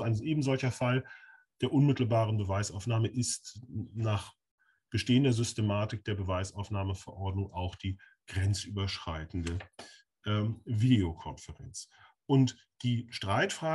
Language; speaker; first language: German; native; German